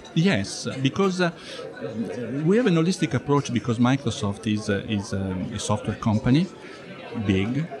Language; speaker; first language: English; non-native, fluent; Italian